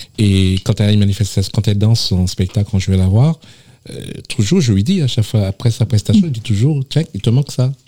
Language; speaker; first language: French; native; French